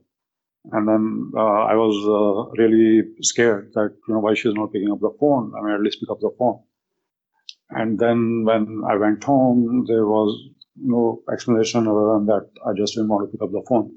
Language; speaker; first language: English; non-native, local second language; Hindi